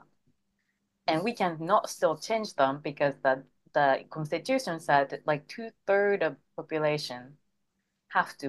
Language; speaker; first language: English; non-native, fluent; Japanese